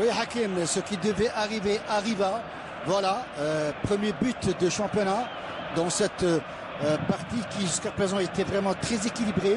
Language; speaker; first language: French; non-native, local second language; Arabic